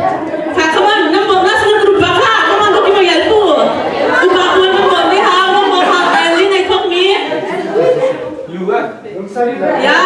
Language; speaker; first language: Norwegian; non-native, fluent; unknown